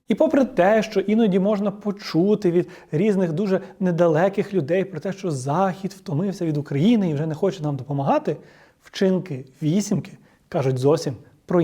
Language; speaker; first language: Ukrainian; native; Ukrainian